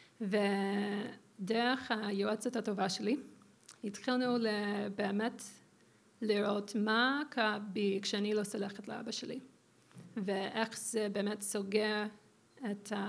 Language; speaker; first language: Hebrew; non-native, fluent; English